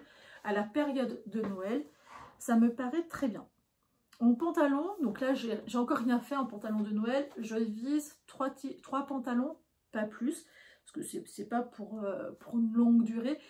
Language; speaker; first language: French; native; French